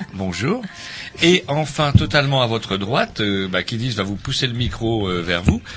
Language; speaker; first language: French; native; French